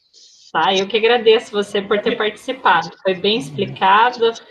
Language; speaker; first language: Portuguese; native; Portuguese